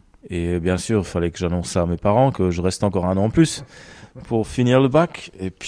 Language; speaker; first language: French; non-native, fluent; German